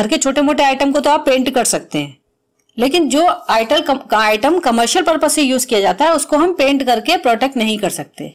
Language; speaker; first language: Hindi; native; Hindi